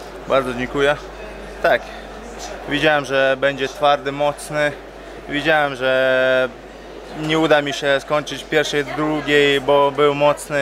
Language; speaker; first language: Polish; non-native, fluent; Chechen